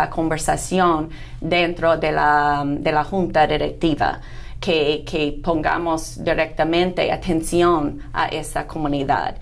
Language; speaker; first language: Spanish; non-native, fluent; English